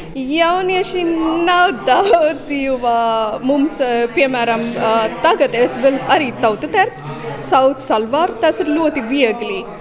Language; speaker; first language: Latvian; non-native, learner; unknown